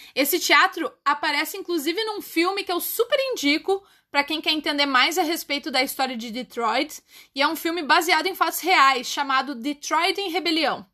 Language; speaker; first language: Portuguese; native; Portuguese